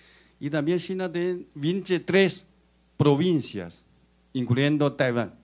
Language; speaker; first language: Spanish; non-native, fluent; Chinese